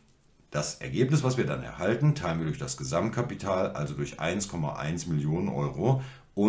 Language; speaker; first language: German; native; German